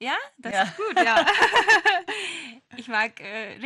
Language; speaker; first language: German; non-native, fluent; Turkish